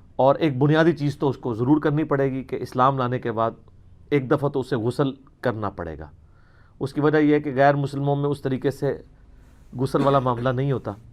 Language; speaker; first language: Urdu; non-native, local second language; Punjabi